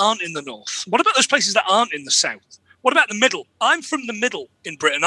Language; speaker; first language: English; native; English